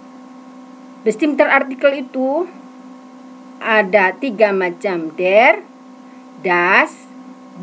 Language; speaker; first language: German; non-native, fluent; Indonesian